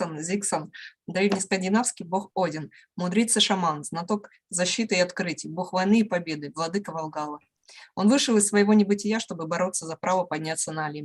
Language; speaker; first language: Russian; native; Russian